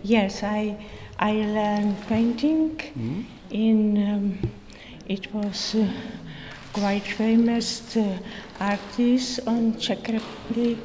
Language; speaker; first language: English; non-native, learner; Czech